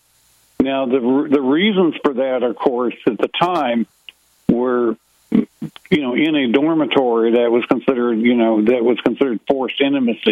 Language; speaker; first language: English; native; English